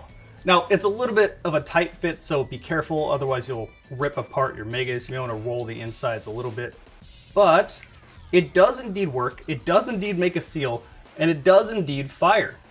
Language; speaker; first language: English; native; English